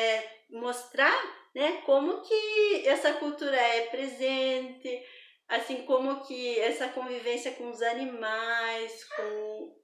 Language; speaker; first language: Portuguese; native; Portuguese